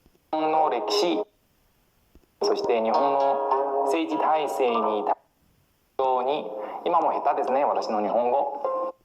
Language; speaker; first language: Japanese; non-native, learner; Chinese